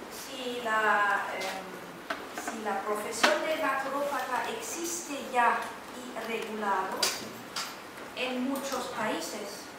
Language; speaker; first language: Spanish; non-native, fluent; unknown